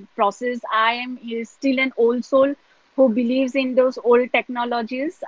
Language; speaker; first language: English; non-native, local second language; Assamese